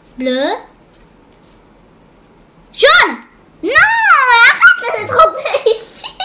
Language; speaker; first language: French; early bilingual, heritage; French